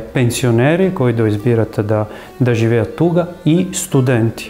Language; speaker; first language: Bulgarian; non-native, fluent; Italian